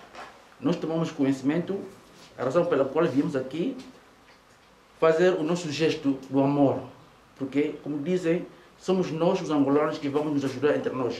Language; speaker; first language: Portuguese; native; Portuguese